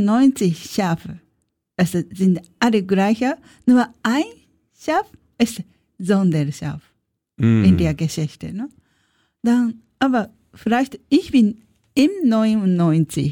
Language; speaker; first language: German; non-native, learner; Japanese